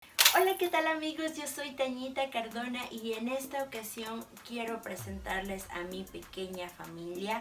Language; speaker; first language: Spanish; native; Spanish